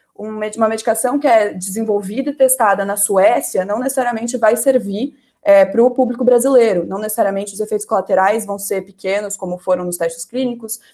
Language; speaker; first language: Portuguese; native; Portuguese